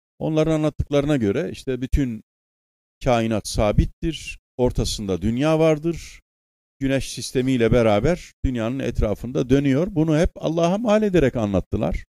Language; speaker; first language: Turkish; native; Turkish